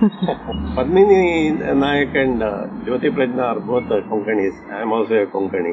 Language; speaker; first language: English; non-native, local second language; Konkani